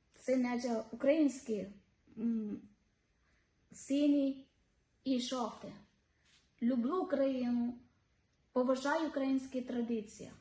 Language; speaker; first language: Ukrainian; non-native, learner; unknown